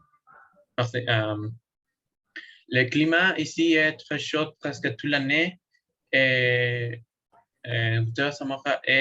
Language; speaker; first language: French; non-native, learner; Spanish